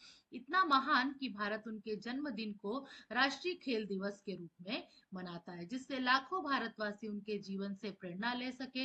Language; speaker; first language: Hindi; native; Hindi